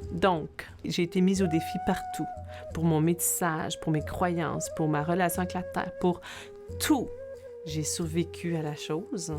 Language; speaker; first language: French; native; French